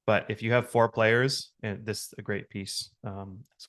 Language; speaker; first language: English; native; English